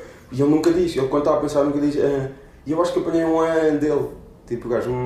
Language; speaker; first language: Portuguese; native; Portuguese